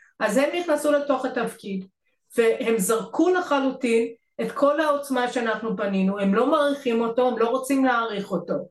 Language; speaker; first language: Hebrew; non-native, fluent; English